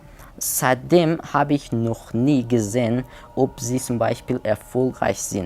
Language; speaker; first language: German; non-native, learner; Persian